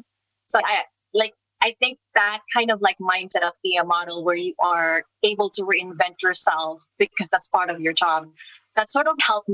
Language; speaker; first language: English; non-native, local second language; Filipino